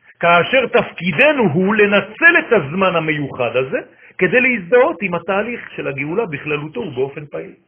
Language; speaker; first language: Hebrew; non-native, fluent; French